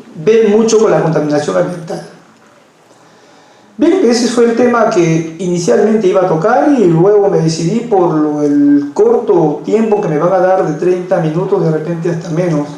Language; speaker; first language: Spanish; native; Spanish